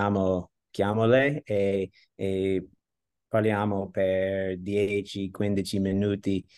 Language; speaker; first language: Italian; non-native, learner; English